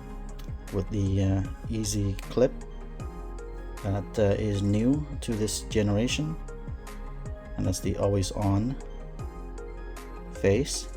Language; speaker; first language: English; native; English